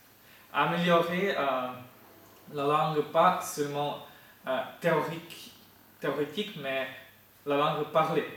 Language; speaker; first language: French; non-native, fluent; Ukrainian